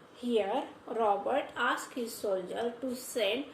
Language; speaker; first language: English; non-native, local second language; Marathi